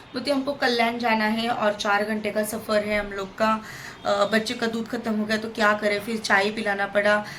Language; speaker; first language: Hindi; non-native, local second language; Marathi